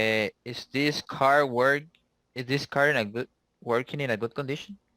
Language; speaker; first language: English; non-native, learner; Spanish